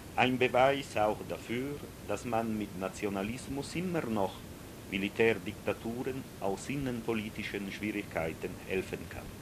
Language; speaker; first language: German; non-native, local second language; Italian